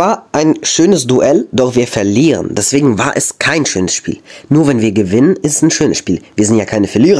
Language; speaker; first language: German; native; German